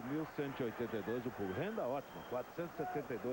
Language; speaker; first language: Portuguese; native; Portuguese